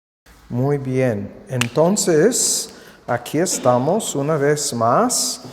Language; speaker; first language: Spanish; non-native, fluent; English